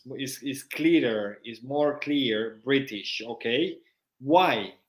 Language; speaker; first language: English; non-native, fluent; Spanish